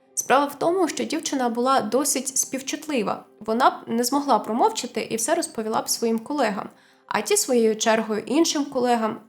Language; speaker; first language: Ukrainian; native; Ukrainian